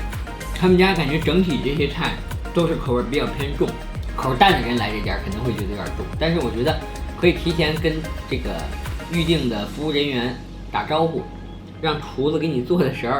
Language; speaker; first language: Chinese; native; Chinese